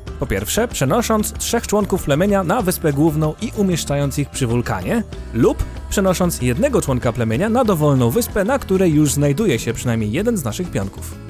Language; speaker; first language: Polish; native; Polish